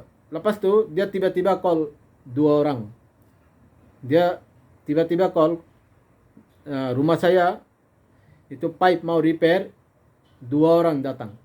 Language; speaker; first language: Indonesian; non-native, fluent; Bangla